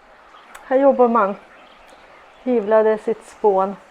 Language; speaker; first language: Swedish; native; Swedish